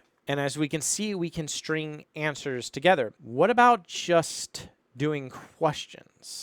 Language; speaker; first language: English; native; English